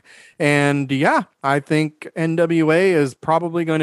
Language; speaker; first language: English; native; English